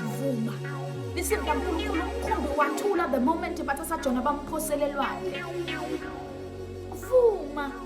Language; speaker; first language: Zulu; non-native, local second language; Swati